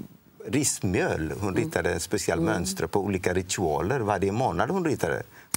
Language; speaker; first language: Swedish; non-native, fluent; Odia